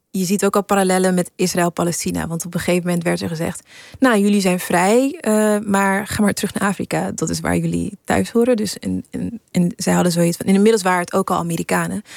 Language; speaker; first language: Dutch; early bilingual, other home language; English